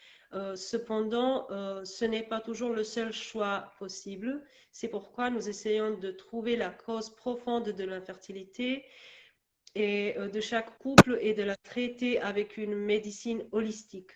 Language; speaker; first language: French; non-native, learner; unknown